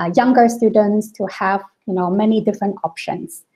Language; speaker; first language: English; non-native, local second language; Cantonese